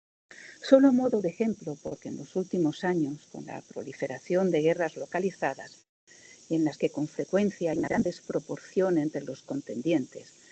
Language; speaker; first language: Spanish; native; Spanish